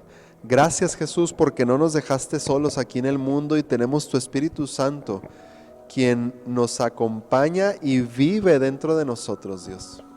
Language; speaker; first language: Spanish; native; Spanish